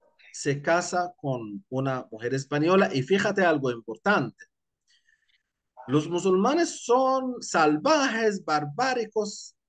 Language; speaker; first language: Spanish; non-native, fluent; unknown